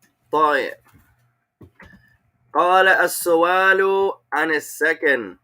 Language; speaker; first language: Arabic; non-native, fluent; English